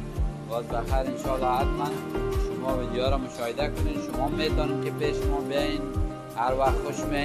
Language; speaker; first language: Persian; native; Persian